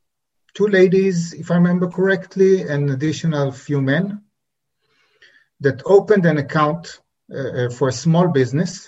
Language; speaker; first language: English; non-native, fluent; Hebrew